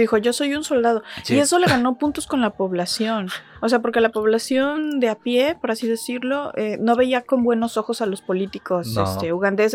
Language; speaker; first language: Spanish; native; Spanish